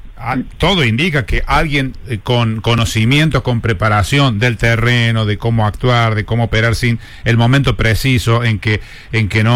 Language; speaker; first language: Spanish; native; Spanish